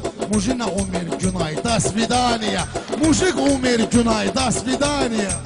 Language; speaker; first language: Russian; non-native, learner; Talysh